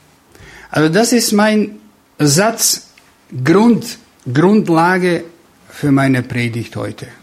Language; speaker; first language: German; non-native, fluent; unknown